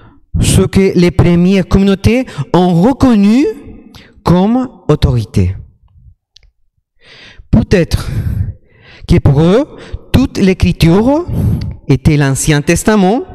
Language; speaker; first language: French; non-native, fluent; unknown